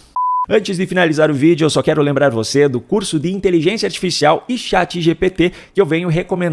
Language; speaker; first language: Portuguese; native; Portuguese